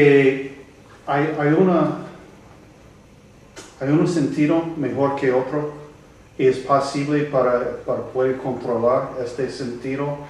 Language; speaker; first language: Spanish; non-native, learner; English